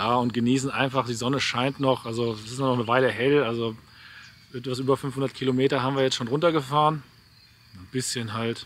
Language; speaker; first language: German; native; German